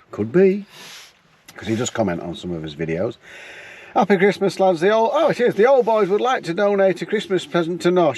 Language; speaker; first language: English; native; English